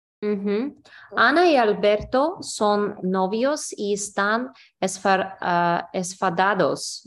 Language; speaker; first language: Spanish; non-native, learner; English